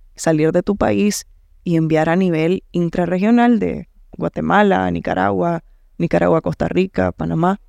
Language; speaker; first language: Spanish; native; Spanish